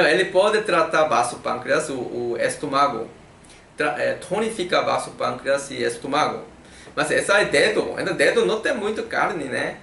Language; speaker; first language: Portuguese; non-native, learner; Korean